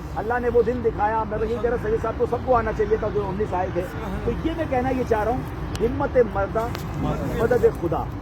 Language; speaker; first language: Urdu; native; Urdu